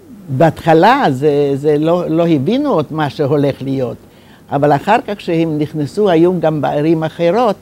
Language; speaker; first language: Hebrew; non-native, fluent; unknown